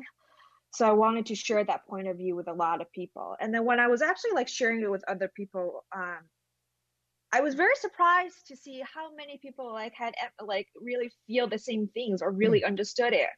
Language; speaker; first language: English; non-native, fluent; Chinese